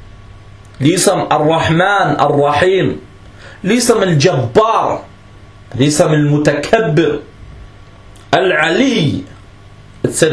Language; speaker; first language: Danish; early bilingual, other home language; Arabic